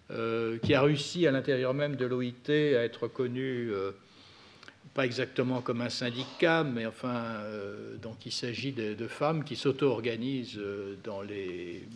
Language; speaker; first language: French; native; French